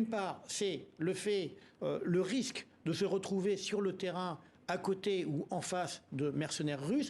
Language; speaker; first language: French; native; French